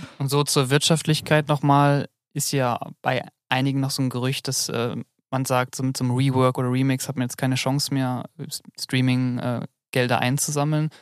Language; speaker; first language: German; native; German